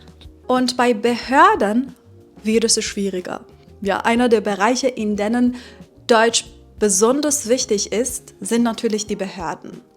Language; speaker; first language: German; non-native, fluent; Persian